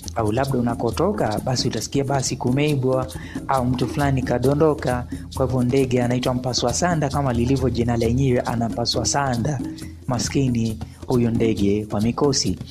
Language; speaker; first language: Swahili; non-native, local second language; Luyia